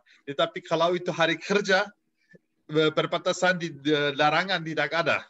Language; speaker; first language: Indonesian; non-native, fluent; Turkish